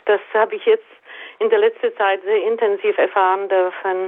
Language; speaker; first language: German; native; German